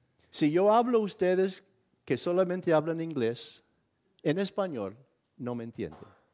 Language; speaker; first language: Spanish; early bilingual, other home language; English